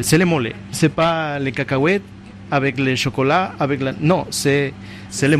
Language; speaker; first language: French; non-native, learner; Spanish